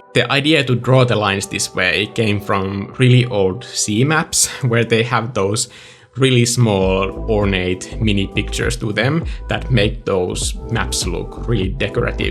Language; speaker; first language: English; non-native, fluent; Finnish